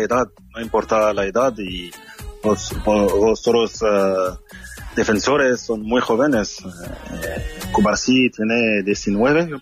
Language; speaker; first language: Spanish; non-native, fluent; French